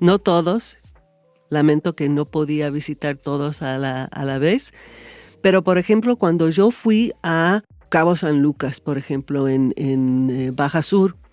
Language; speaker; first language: Spanish; non-native, fluent; English